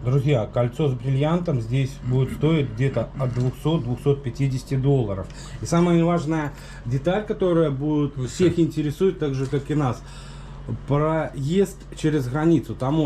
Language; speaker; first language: Russian; native; Russian